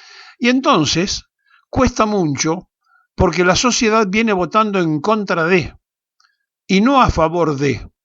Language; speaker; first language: Spanish; native; Spanish